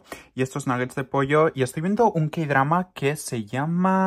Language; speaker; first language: Spanish; native; Spanish